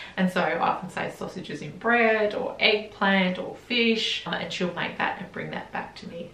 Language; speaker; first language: English; native; English